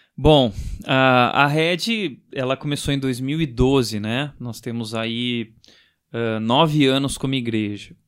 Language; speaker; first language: Portuguese; native; Portuguese